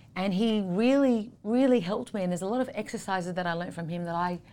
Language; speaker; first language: English; native; English